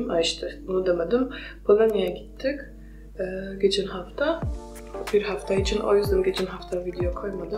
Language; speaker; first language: Turkish; non-native, fluent; Polish